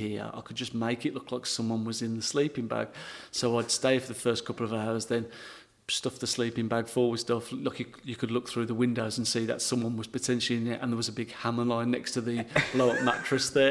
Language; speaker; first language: English; native; English